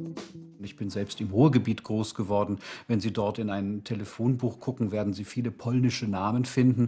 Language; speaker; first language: German; native; German